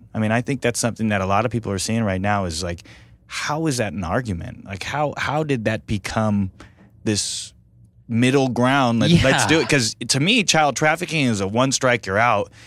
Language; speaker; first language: English; native; English